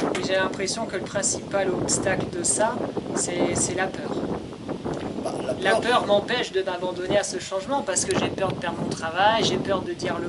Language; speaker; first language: French; native; French